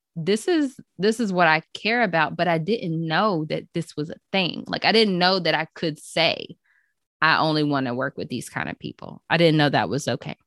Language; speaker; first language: English; native; English